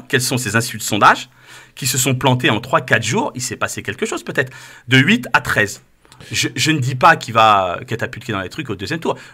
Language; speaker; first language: French; native; French